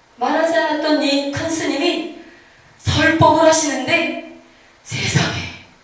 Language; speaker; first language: Korean; native; Korean